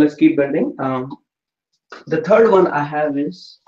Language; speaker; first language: English; non-native, local second language; Hindi